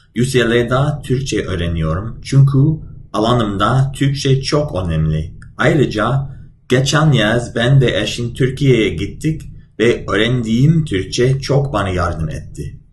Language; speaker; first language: Turkish; non-native, learner; English